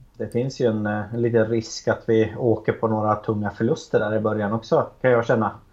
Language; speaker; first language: Swedish; native; Swedish